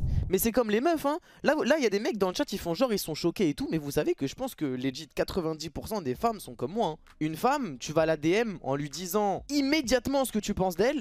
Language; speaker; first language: French; native; French